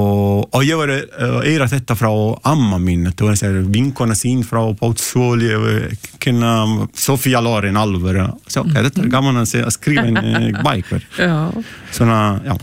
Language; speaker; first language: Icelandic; non-native, learner; Italian